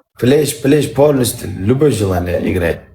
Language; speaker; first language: Russian; non-native, learner; Uzbek